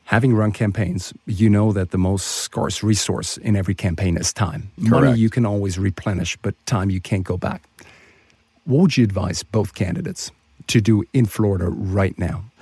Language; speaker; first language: English; non-native, fluent; German